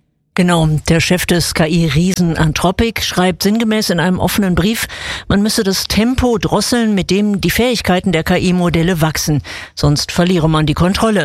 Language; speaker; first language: German; native; German